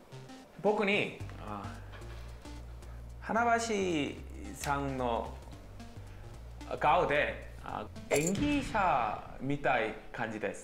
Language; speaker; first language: Japanese; non-native, learner; Korean